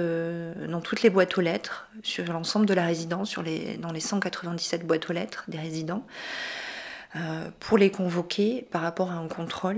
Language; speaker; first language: French; native; French